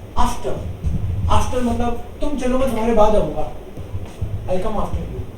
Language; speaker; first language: Hindi; native; Hindi